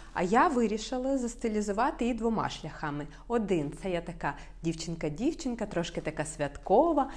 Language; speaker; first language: Ukrainian; non-native, local second language; Russian